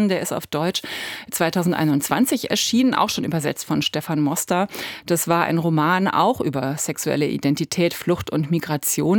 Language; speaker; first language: German; native; German